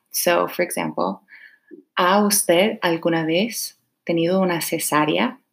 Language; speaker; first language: Spanish; non-native, fluent; English